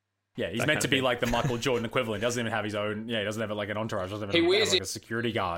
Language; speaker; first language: English; native; English